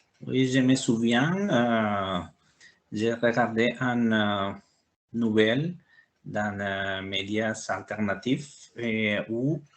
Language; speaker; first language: French; non-native, learner; Spanish